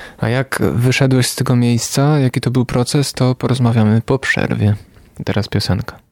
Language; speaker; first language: Polish; native; Polish